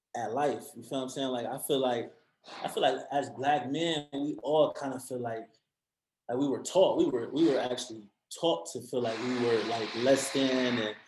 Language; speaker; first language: English; native; English